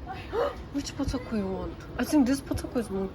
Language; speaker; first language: English; non-native, fluent; Korean